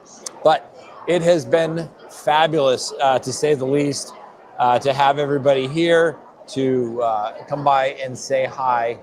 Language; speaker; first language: English; native; English